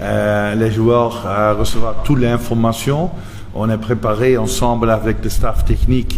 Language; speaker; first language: French; non-native, local second language; Dutch